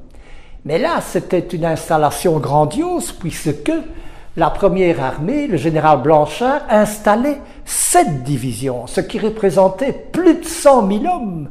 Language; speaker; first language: French; native; French